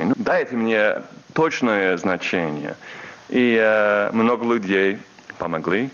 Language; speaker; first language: Russian; non-native, fluent; English